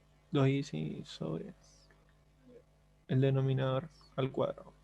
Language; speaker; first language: Spanish; native; Spanish